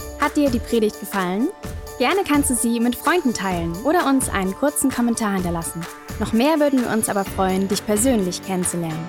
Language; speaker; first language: German; native; German